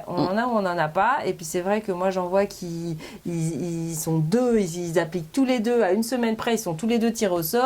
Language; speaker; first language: French; native; French